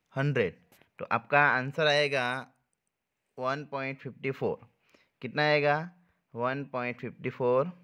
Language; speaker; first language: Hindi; non-native, local second language; Gujarati